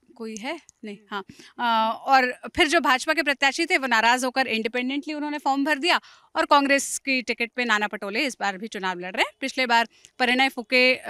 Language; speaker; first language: Hindi; native; Hindi